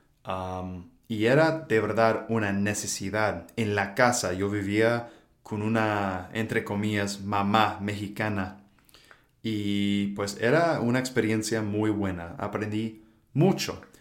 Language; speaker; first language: Spanish; non-native, fluent; English